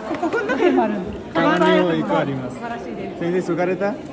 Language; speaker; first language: Japanese; non-native, learner; Bangla